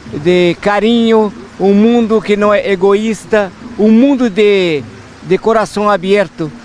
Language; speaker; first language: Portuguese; non-native, learner; Spanish